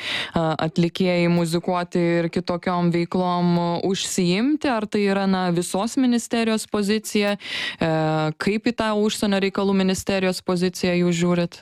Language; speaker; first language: Lithuanian; native; Lithuanian